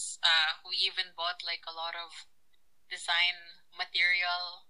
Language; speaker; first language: English; non-native, local second language; Filipino